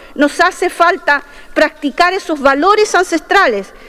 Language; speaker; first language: Spanish; non-native, local second language; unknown